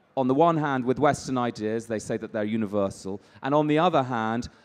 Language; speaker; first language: English; native; English